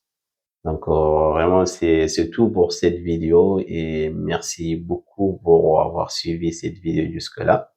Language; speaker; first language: French; non-native, fluent; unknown